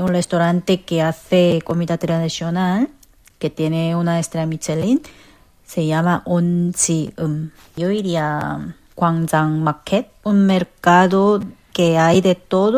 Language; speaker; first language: Spanish; non-native, fluent; Korean